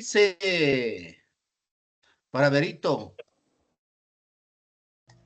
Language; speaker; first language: Spanish; native; Spanish